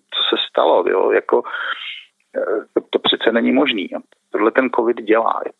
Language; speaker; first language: Czech; native; Czech